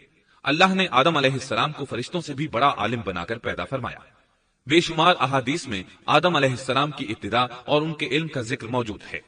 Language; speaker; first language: Urdu; native; Urdu